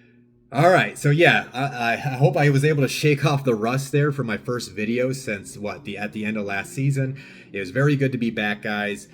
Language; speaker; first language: English; native; English